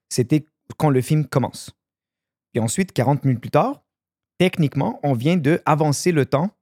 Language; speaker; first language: French; native; French